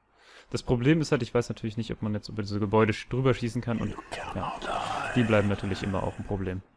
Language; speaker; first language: German; native; German